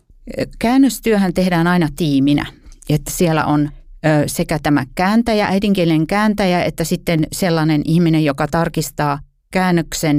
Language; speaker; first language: Finnish; native; Finnish